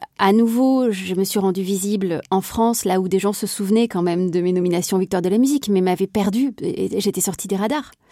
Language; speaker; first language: French; native; French